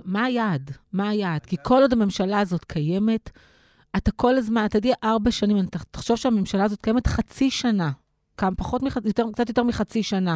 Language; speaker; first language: Hebrew; native; Hebrew